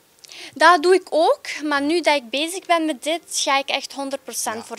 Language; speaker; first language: Dutch; early bilingual, other home language; Albanian